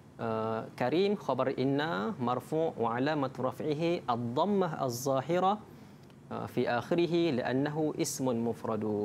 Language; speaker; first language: Arabic; non-native, fluent; Malay